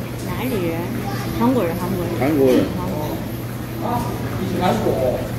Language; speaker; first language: Chinese; non-native, learner; Korean